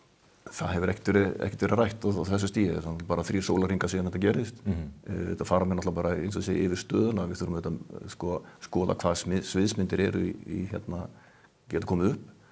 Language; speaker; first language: Icelandic; native; Icelandic